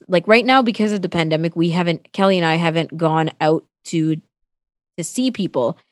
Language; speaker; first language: English; non-native, fluent; Tamil